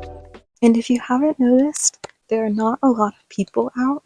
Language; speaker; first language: English; native; English